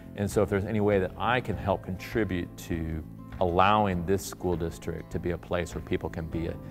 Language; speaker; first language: English; native; English